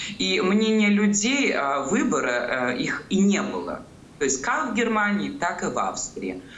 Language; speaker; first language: Russian; native; Russian